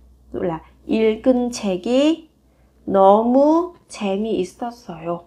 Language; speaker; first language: Korean; non-native, fluent; Vietnamese